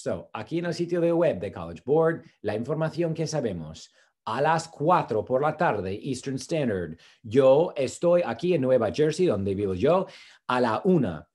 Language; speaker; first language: Spanish; non-native, fluent; English